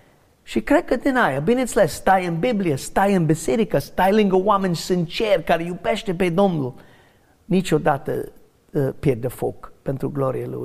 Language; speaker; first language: Romanian; non-native, learner; English